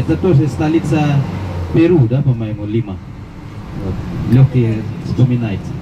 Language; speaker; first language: Russian; non-native, fluent; Indonesian